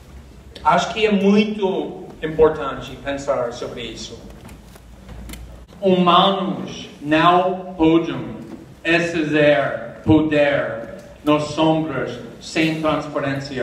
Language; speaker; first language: Portuguese; non-native, fluent; English